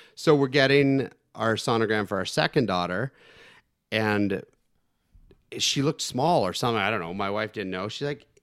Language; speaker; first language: English; native; English